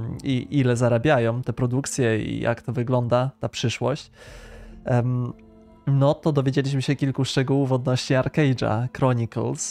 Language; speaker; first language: Polish; native; Polish